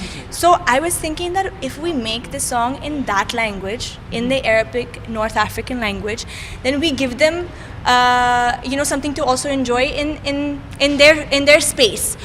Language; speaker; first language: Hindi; non-native, fluent; Arabic